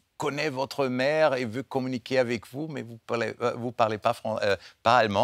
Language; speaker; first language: French; non-native, fluent; German